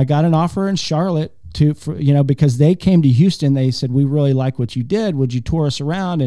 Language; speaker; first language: English; native; English